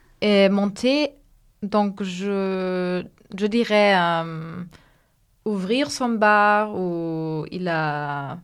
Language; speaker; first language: French; non-native, fluent; Spanish